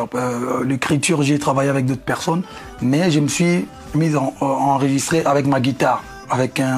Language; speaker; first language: French; non-native, local second language; Lingala